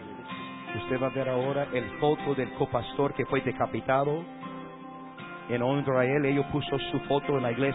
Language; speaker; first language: Spanish; non-native, fluent; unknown